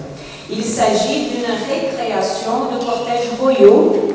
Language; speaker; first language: French; non-native, fluent; Portuguese